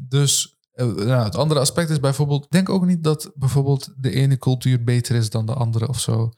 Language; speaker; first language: Dutch; early bilingual, other home language; Turkish